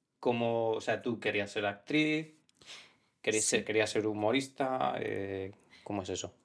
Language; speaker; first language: Spanish; native; Spanish